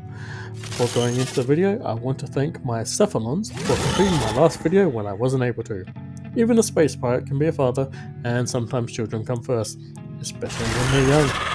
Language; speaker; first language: English; native; English